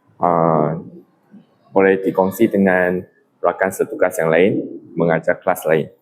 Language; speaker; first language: Malay; non-native, local second language; Chinese